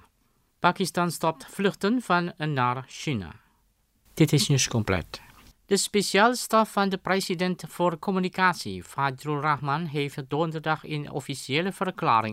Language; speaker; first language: Dutch; non-native, fluent; Indonesian